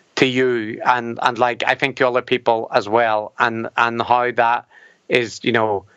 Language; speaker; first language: English; native; English